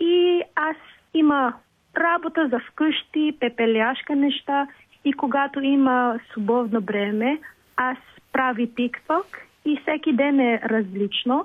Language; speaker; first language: Bulgarian; non-native, learner; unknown